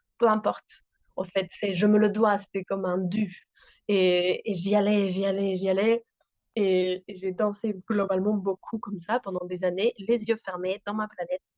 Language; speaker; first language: French; non-native, fluent; Spanish